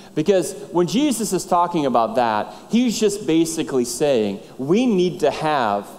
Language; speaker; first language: English; native; English